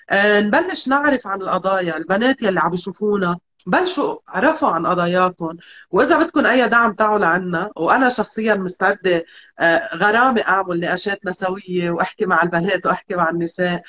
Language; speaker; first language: Arabic; native; Arabic